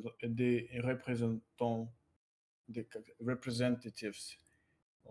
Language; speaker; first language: French; non-native, learner; Russian